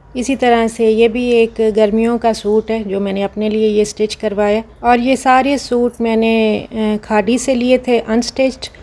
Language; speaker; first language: Urdu; non-native, local second language; Punjabi